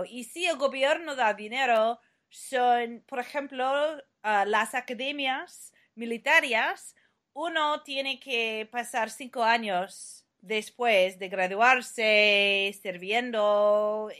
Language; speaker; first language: Spanish; non-native, fluent; English